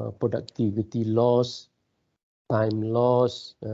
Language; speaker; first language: English; non-native, local second language; Malay